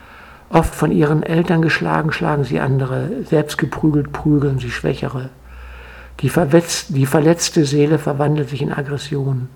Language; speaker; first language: German; native; German